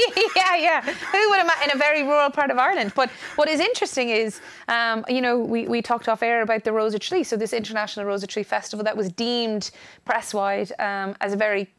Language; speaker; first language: English; native; English